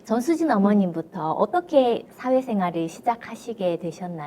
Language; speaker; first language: Korean; native; Korean